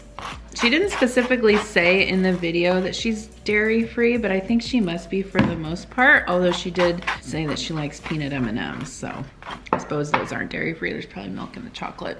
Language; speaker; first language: English; native; English